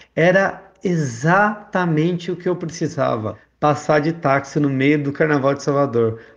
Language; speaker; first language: Portuguese; native; Portuguese